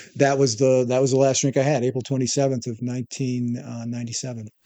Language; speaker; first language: English; native; English